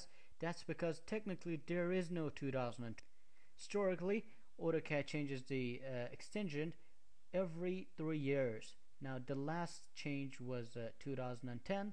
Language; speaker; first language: English; non-native, fluent; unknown